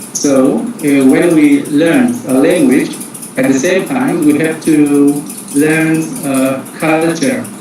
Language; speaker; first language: English; non-native, fluent; Indonesian